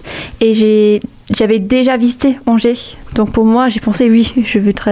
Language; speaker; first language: French; non-native, fluent; English